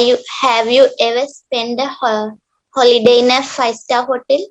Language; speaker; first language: English; non-native, learner; Sinhala